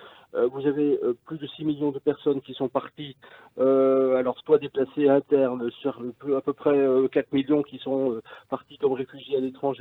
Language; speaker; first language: French; native; French